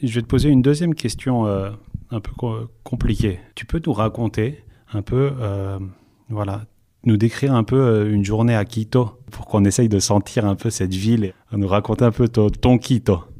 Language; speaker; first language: French; native; French